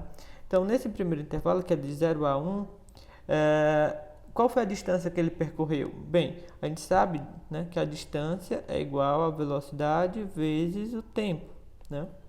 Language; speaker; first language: Portuguese; native; Portuguese